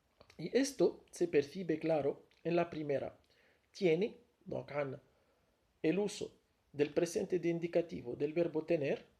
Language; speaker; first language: Spanish; non-native, fluent; Arabic